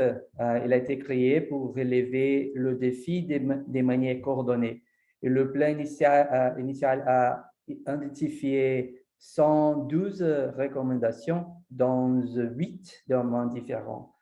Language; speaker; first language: French; non-native, fluent; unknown